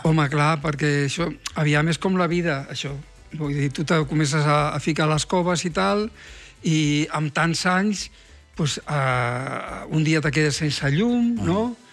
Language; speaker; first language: Catalan; non-native, local second language; Spanish